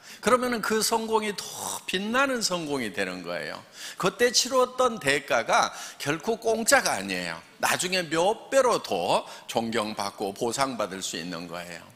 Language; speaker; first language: Korean; native; Korean